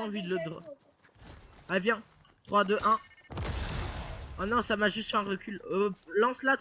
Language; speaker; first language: French; native; French